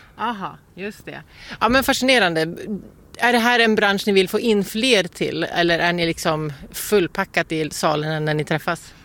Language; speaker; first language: Swedish; native; Swedish